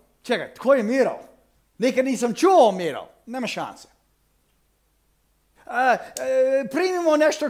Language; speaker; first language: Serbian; non-native, fluent; English